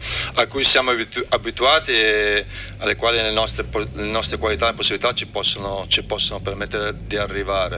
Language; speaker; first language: Italian; native; Italian